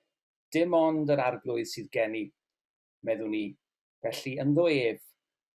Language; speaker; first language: Welsh; native; Welsh